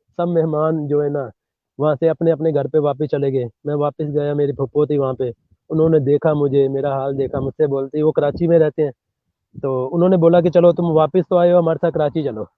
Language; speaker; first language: Urdu; non-native, local second language; Punjabi